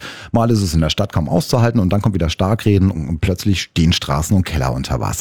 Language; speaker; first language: German; native; German